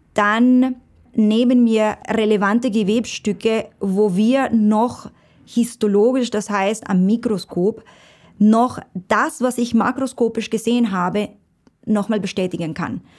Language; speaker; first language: German; non-native, fluent; Spanish